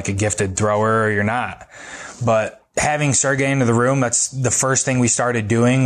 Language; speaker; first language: English; native; English